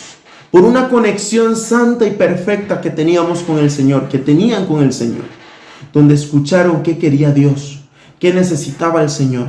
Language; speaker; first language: Spanish; native; Spanish